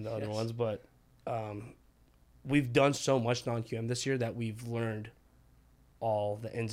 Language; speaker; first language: English; early bilingual, other home language; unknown